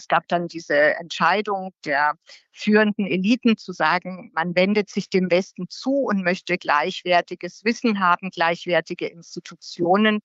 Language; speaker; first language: German; native; German